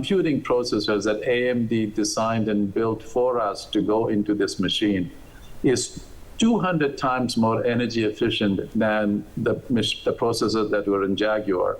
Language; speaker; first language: English; non-native, local second language; Malayalam